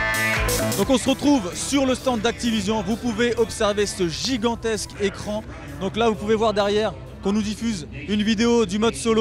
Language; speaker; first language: French; native; French